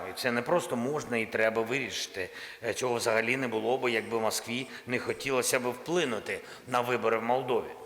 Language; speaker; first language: Ukrainian; non-native, local second language; Russian